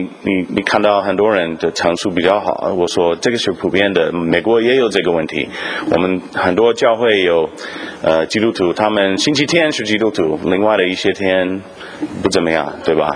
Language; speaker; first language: Chinese; non-native, fluent; English